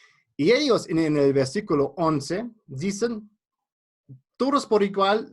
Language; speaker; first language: Spanish; non-native, fluent; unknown